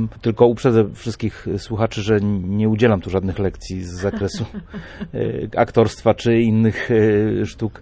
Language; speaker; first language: Polish; native; Polish